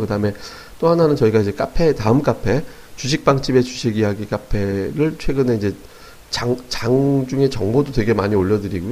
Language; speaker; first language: Korean; native; Korean